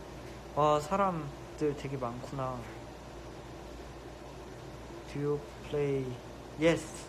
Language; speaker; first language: English; non-native, learner; Korean